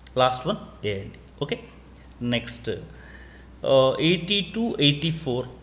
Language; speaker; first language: English; non-native, local second language; Telugu